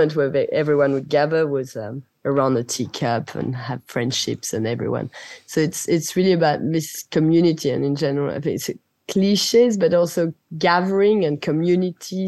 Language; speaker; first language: English; non-native, fluent; French